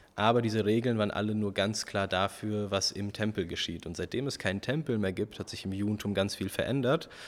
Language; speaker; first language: German; early bilingual, other home language; Russian